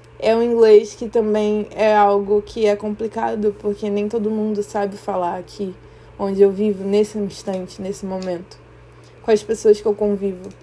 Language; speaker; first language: Portuguese; native; Portuguese